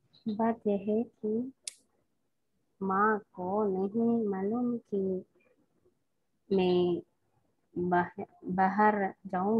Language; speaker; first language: Hindi; non-native, learner; Indonesian